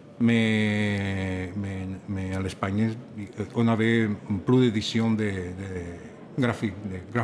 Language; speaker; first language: French; non-native, learner; Catalan